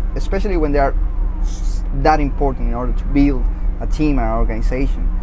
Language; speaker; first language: English; non-native, fluent; Spanish